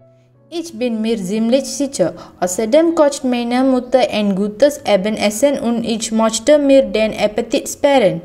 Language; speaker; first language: German; non-native, learner; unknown